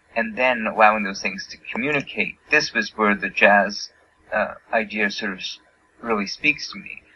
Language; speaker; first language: English; native; English